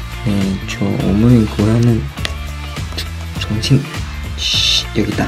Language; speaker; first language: Korean; non-native, learner; Chinese